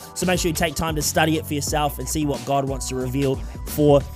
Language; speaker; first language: English; native; English